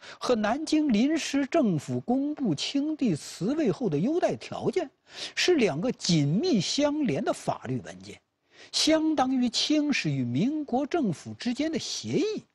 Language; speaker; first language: Chinese; native; Chinese